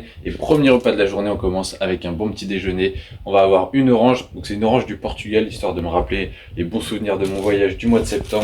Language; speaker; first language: French; native; French